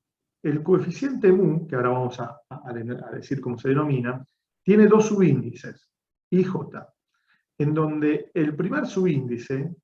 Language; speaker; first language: Spanish; native; Spanish